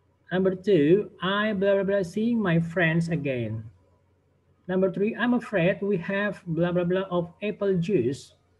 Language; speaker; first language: English; non-native, fluent; Indonesian